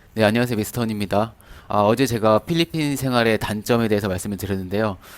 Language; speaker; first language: Korean; native; Korean